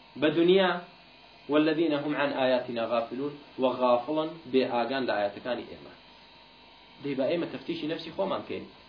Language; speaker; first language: Central Kurdish; non-native, local second language; Kurdish